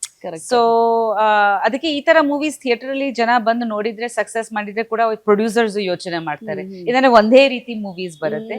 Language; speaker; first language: Kannada; non-native, local second language; Bangla